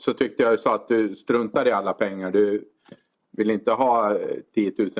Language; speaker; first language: Swedish; native; Swedish